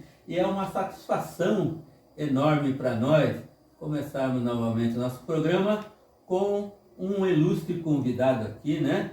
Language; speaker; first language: Portuguese; native; Portuguese